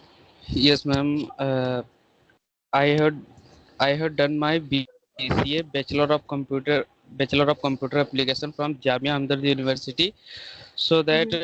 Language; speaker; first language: English; non-native, learner; Hindi